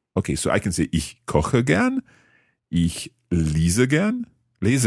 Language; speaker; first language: German; non-native, learner; English